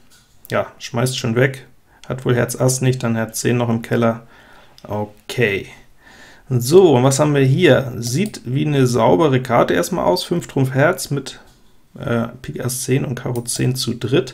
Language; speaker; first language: German; native; German